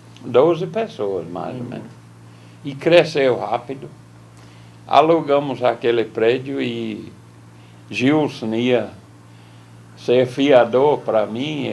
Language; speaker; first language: Portuguese; non-native, fluent; English